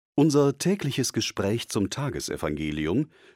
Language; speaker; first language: German; native; German